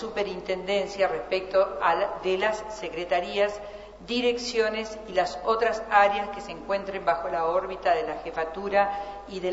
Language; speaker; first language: Spanish; native; Spanish